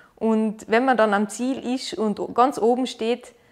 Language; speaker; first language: German; native; German